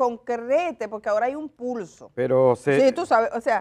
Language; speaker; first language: Spanish; native; Spanish